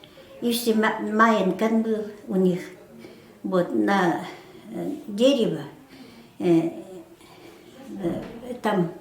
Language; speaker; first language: Russian; non-native, local second language; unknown